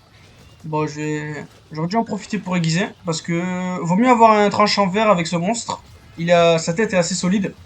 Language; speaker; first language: French; native; French